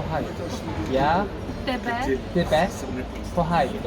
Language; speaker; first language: Ukrainian; non-native, learner; Korean